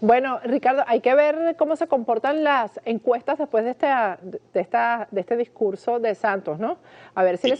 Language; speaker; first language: Spanish; native; Spanish